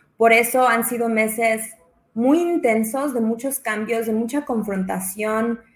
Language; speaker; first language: Spanish; early bilingual, heritage; Spanish